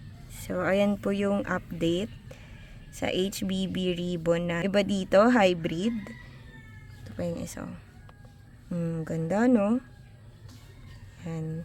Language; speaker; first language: Filipino; native; Filipino